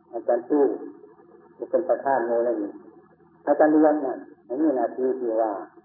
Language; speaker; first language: Thai; native; Thai